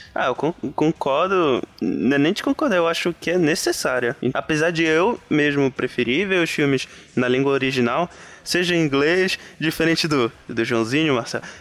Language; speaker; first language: Portuguese; native; Portuguese